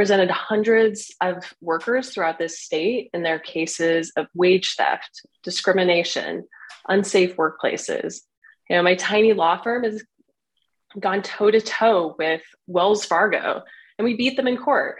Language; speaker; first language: English; native; English